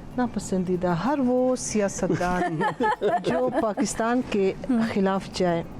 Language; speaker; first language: Urdu; non-native, local second language; Pashto